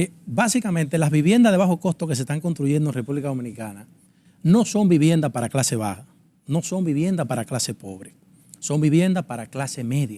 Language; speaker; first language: Spanish; native; Spanish